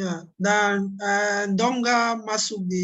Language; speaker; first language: Indonesian; non-native, learner; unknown